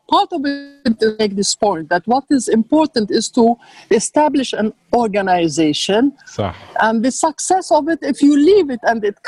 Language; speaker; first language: English; non-native, fluent; Arabic